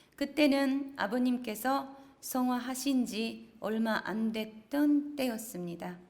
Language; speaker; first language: Korean; non-native, fluent; Japanese